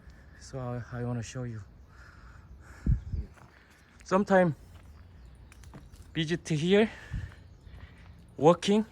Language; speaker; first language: English; non-native, learner; Korean